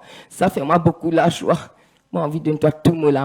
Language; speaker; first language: French; non-native, learner; Morisyen